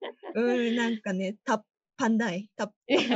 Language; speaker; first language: Indonesian; non-native, learner; Japanese